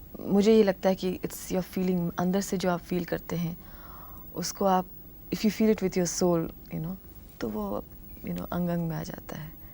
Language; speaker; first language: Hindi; non-native, local second language; Tamil